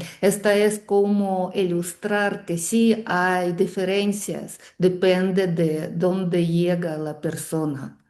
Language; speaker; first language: Spanish; non-native, fluent; Russian